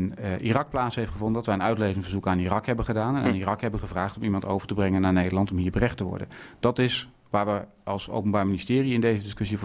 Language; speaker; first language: Dutch; native; Dutch